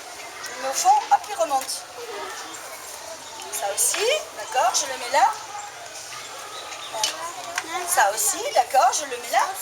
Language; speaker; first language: French; native; French